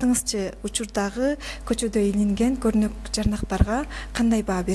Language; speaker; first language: Kyrgyz; native; Kyrgyz